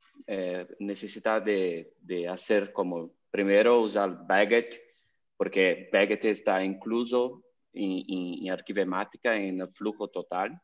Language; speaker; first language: Spanish; non-native, learner; Portuguese